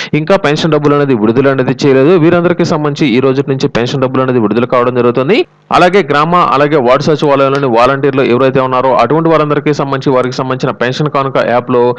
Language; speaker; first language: Telugu; native; Telugu